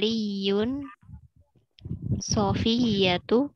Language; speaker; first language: Arabic; non-native, learner; Indonesian